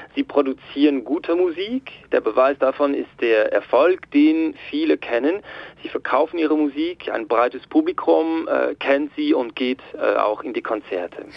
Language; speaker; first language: German; non-native, local second language; French